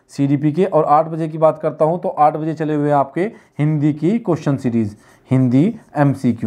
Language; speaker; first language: Hindi; native; Hindi